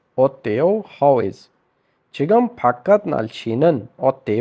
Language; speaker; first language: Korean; non-native, fluent; Urdu